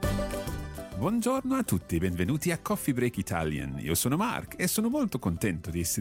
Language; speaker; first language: Italian; non-native, fluent; English